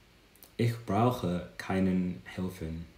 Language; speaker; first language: German; non-native, learner; English